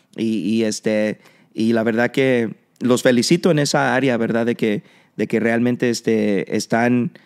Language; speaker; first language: Spanish; early bilingual, heritage; Spanish